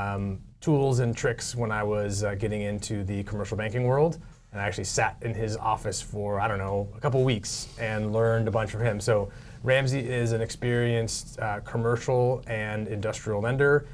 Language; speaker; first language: English; native; English